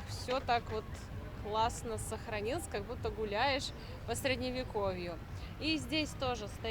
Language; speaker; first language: Russian; native; Russian